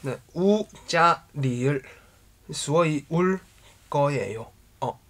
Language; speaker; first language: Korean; non-native, fluent; Chinese